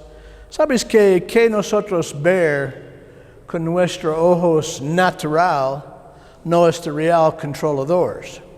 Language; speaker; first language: Spanish; non-native, learner; English